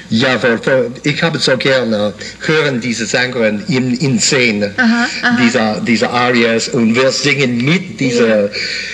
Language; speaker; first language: German; non-native, learner; English